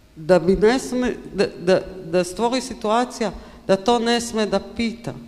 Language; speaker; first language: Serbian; non-native, learner; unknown